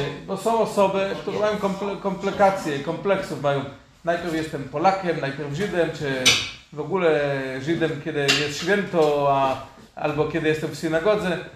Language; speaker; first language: Polish; non-native, fluent; Hebrew